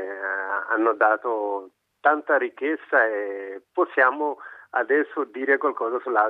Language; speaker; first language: Italian; non-native, fluent; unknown